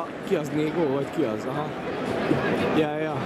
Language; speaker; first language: Hungarian; native; Hungarian